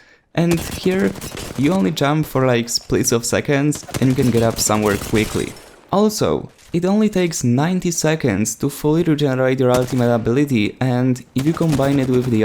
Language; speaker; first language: English; non-native, fluent; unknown